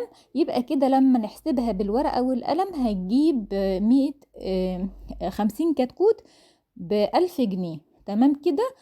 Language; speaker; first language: Arabic; native; Arabic